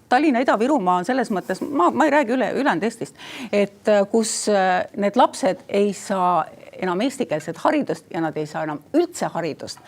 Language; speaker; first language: Estonian; native; Estonian